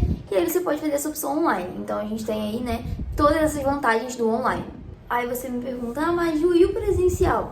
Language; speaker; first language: Portuguese; native; Portuguese